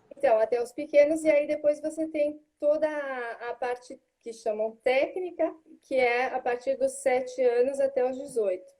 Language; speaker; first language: Portuguese; native; Portuguese